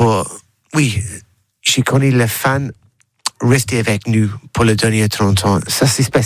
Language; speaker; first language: French; non-native, learner; English